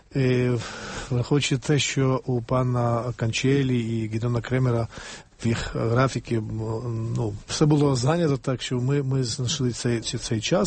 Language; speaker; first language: Ukrainian; non-native, fluent; Georgian